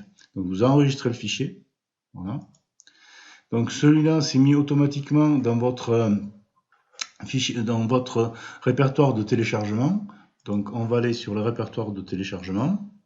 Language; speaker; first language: French; native; French